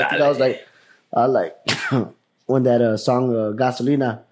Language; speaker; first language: English; early bilingual, other home language; Spanish